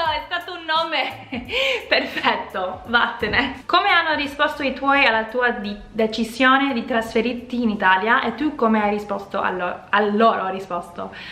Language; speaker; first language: Italian; non-native, fluent; English